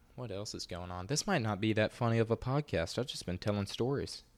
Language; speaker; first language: English; native; English